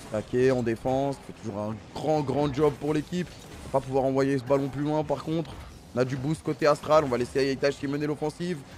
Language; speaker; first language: French; native; French